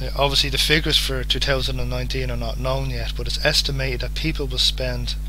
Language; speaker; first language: English; native; English